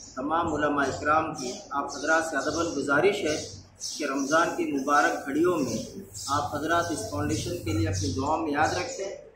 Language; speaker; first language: Hindi; non-native, local second language; Urdu